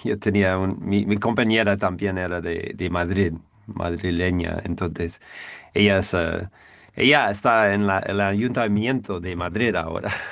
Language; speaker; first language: Spanish; non-native, fluent; English